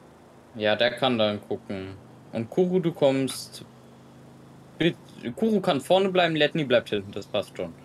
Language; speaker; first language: German; native; German